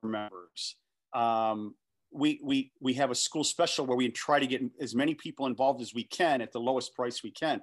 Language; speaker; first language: English; native; English